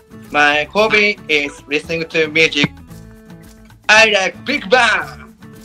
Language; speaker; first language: English; non-native, learner; Japanese